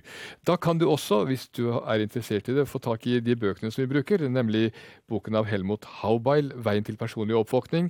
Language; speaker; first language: Norwegian; native; Norwegian